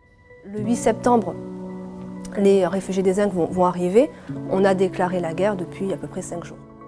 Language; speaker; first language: French; native; French